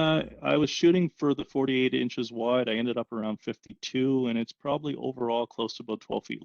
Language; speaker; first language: English; native; English